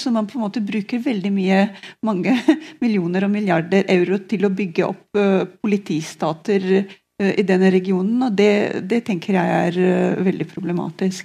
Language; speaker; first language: Norwegian; non-native, fluent; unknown